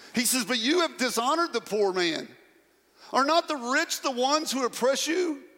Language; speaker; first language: English; native; English